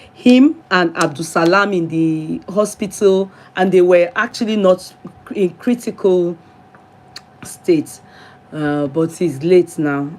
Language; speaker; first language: English; non-native, local second language; Yoruba